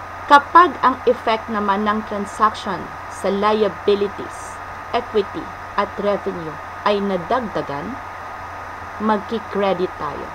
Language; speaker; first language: Filipino; native; Filipino